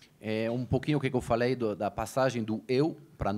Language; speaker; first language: Portuguese; native; Portuguese